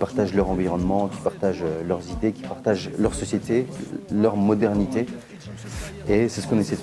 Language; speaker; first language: French; native; French